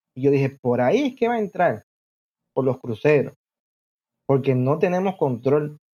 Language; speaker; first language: Spanish; native; Spanish